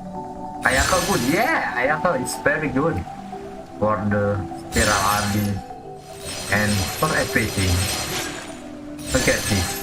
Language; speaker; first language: English; non-native, learner; Indonesian